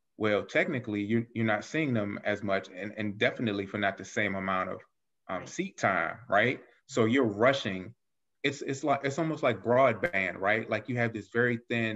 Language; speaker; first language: English; native; English